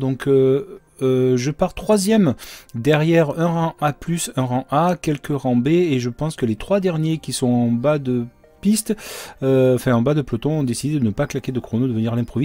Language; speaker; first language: French; native; French